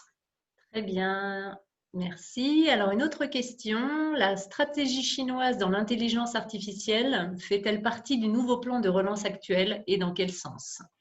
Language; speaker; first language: French; native; French